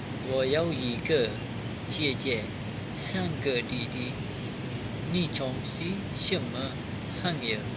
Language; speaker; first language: Chinese; non-native, learner; Malay